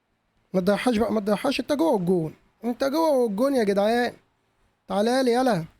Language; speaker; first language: Arabic; native; Arabic